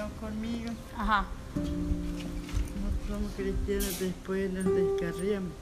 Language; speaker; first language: Spanish; non-native, local second language; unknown